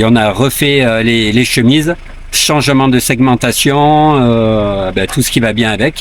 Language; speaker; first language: French; native; French